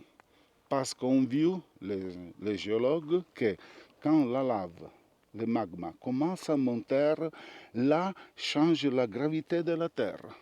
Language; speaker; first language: French; non-native, learner; Italian